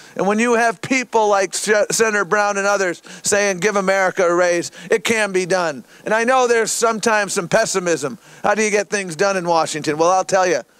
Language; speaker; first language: English; native; English